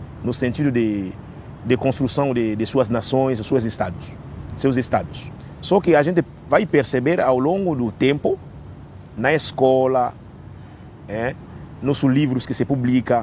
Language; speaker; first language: Portuguese; non-native, fluent; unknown